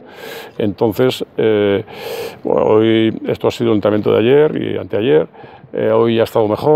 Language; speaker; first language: Spanish; native; Spanish